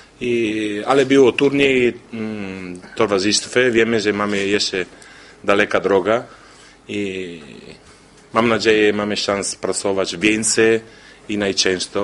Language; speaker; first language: Polish; non-native, learner; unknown